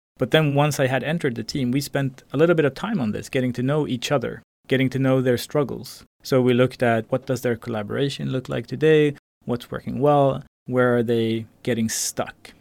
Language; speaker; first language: English; non-native, fluent; Swedish